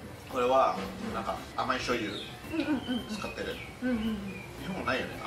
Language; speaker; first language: Japanese; non-native, fluent; Indonesian